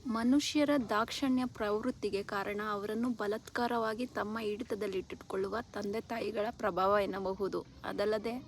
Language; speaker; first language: Kannada; native; Kannada